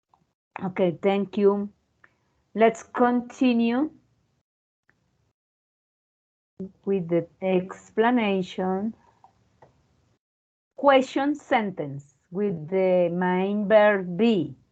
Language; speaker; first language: English; non-native, learner; Spanish